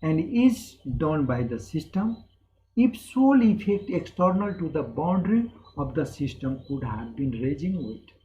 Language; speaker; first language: English; non-native, local second language; Nepali